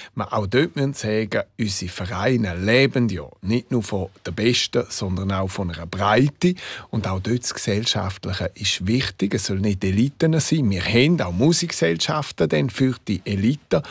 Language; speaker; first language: German; non-native, local second language; Romansh